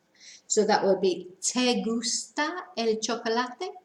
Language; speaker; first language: Spanish; non-native, fluent; English